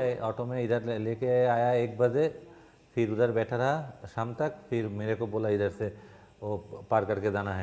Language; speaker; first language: Hindi; non-native, learner; Bangla